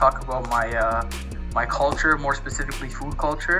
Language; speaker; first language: English; native; English